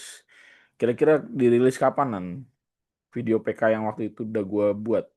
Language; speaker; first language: Indonesian; native; Indonesian